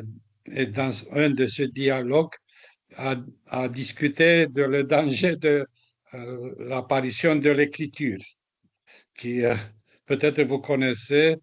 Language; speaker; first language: French; non-native, fluent; Romanian